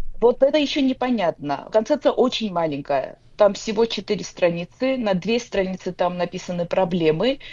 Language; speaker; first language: Russian; non-native, local second language; Georgian